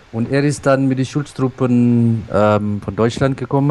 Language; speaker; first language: German; non-native, local second language; Afrikaans